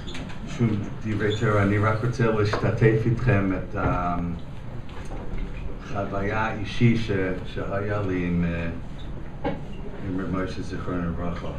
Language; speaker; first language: Hebrew; non-native, fluent; English